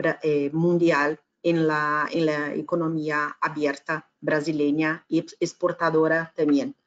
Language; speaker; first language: Spanish; non-native, fluent; Portuguese